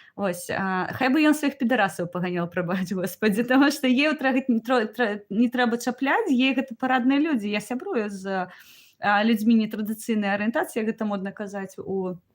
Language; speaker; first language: Belarusian; non-native, local second language; Ukrainian